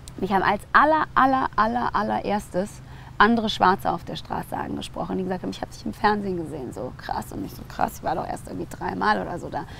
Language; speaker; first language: German; early bilingual, other home language; Tigrinya